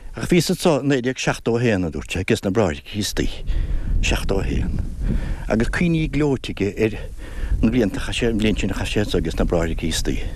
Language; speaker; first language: Irish; native; Irish